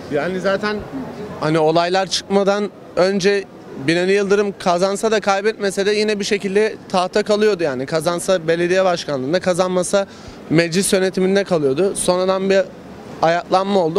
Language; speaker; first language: Turkish; native; Turkish